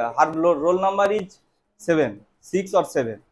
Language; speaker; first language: English; non-native, learner; Bangla